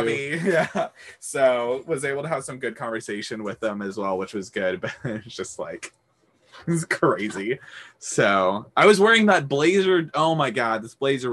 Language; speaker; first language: English; native; English